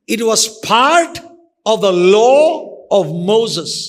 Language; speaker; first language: English; non-native, local second language; Malayalam